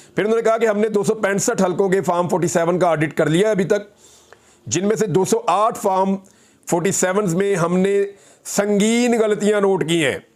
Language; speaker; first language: Urdu; non-native, local second language; Punjabi